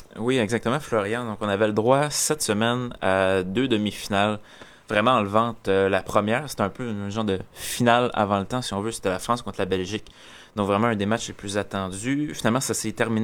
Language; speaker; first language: French; native; French